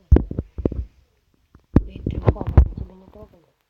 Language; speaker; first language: Russian; native; Russian